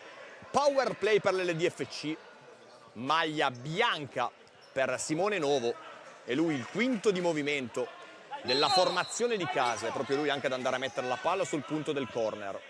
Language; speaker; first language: Italian; native; Italian